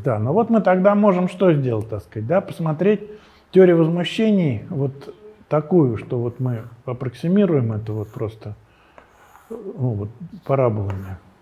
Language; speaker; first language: Russian; native; Russian